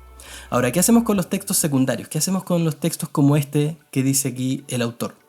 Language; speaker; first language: Spanish; native; Spanish